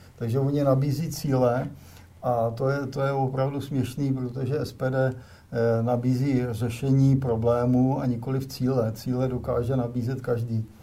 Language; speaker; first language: Czech; native; Czech